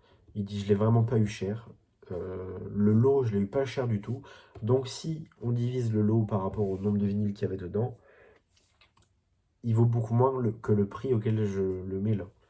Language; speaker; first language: French; native; French